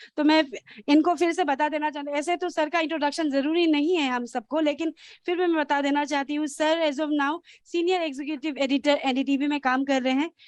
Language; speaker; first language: Hindi; non-native, local second language; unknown